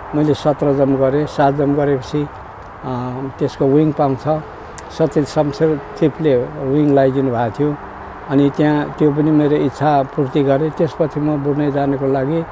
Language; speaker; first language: Nepali; non-native, local second language; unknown